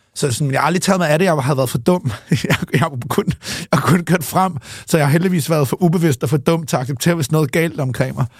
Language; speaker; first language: Danish; early bilingual, other home language; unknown